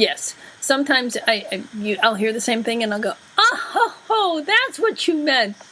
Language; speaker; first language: English; native; English